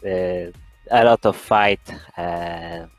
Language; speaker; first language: English; non-native, fluent; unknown